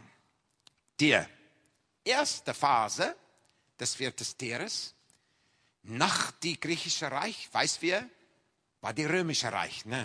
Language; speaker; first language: German; non-native, fluent; English